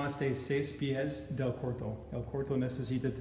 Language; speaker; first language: Spanish; non-native, learner; English